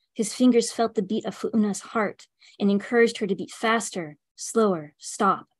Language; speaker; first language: English; native; English